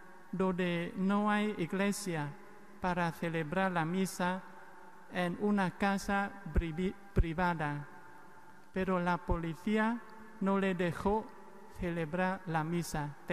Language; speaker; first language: Spanish; non-native, fluent; Vietnamese